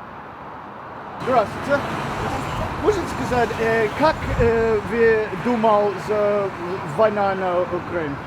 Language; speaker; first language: Russian; non-native, learner; English